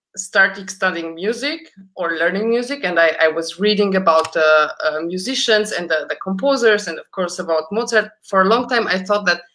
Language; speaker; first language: English; early bilingual, other home language; Romanian